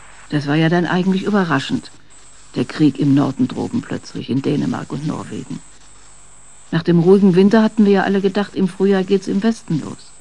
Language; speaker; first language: German; native; German